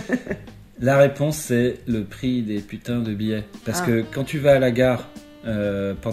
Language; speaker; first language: French; native; French